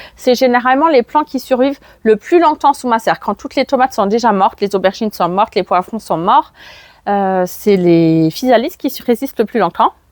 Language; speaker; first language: French; non-native, fluent; German